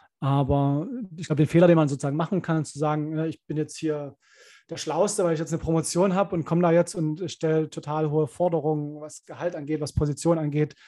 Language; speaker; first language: German; native; German